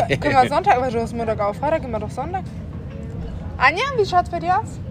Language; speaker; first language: German; native; German